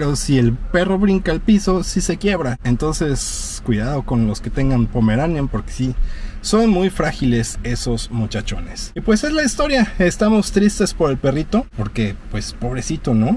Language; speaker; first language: Spanish; native; Spanish